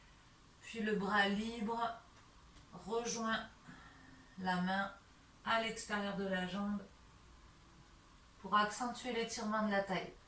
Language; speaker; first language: French; native; French